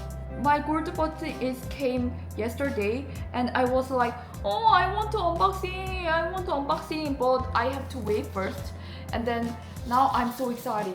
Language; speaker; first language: English; non-native, learner; Korean